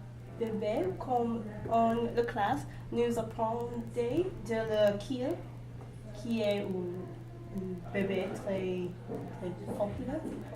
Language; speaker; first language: French; non-native, learner; English